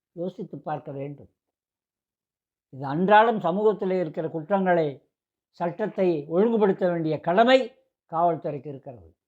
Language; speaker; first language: Tamil; native; Tamil